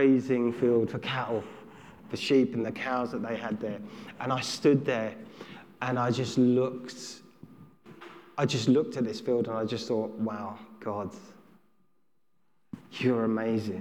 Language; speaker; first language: English; native; English